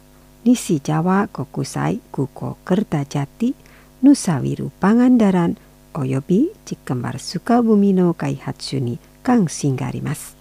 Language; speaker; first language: Japanese; non-native, fluent; Indonesian